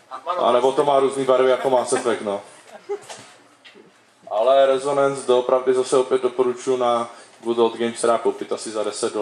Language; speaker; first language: Czech; native; Czech